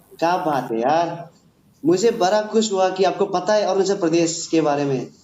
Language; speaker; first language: Hindi; non-native, local second language; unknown